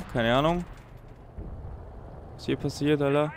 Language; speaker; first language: German; native; German